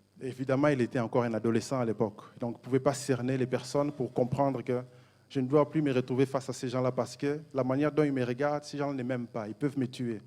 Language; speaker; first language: French; non-native, local second language; Mossi